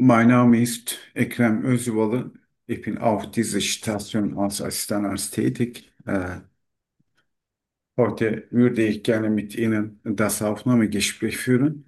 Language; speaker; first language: German; non-native, learner; Turkish